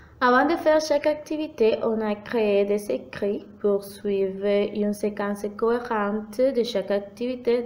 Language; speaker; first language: French; non-native, fluent; Spanish